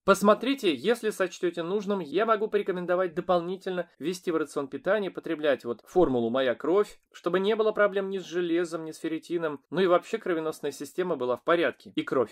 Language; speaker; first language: Russian; native; Russian